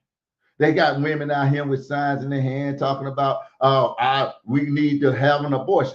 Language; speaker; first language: English; native; English